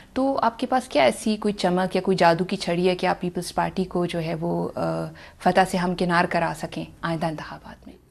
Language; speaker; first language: Urdu; native; Urdu